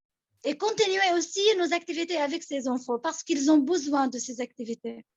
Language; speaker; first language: French; non-native, local second language; Arabic